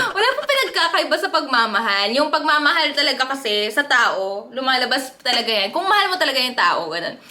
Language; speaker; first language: Filipino; early bilingual, other home language; Korean